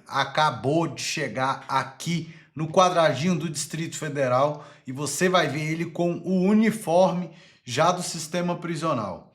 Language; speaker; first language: Portuguese; native; Portuguese